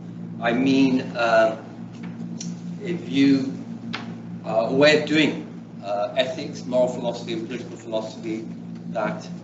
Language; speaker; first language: English; early bilingual, other home language; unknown